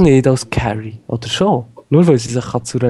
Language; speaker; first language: German; native; German